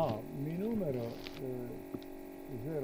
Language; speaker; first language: Spanish; non-native, learner; Slovenian